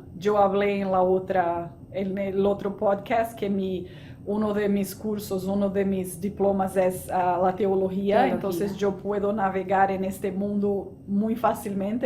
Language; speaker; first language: Spanish; non-native, fluent; Portuguese